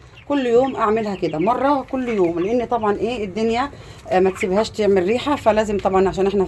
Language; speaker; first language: Arabic; native; Arabic